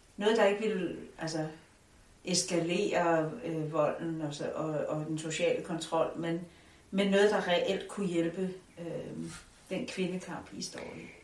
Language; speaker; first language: Danish; native; Danish